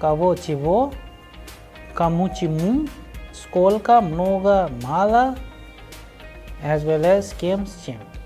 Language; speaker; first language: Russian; non-native, fluent; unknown